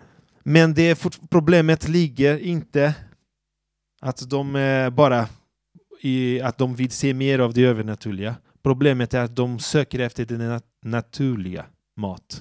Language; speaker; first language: Swedish; non-native, fluent; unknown